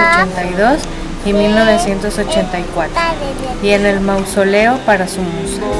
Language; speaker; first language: Spanish; native; Spanish